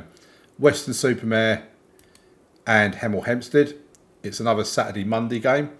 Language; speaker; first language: English; native; English